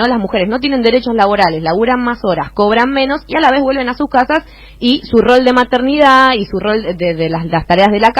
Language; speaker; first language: Spanish; native; Spanish